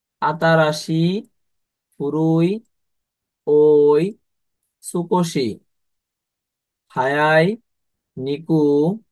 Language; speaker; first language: Japanese; non-native, fluent; Bangla